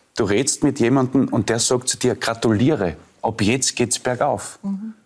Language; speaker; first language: German; native; German